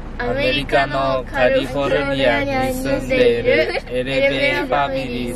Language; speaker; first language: Japanese; early bilingual, other home language; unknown